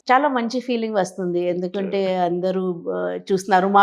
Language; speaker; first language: Telugu; non-native, learner; Hindi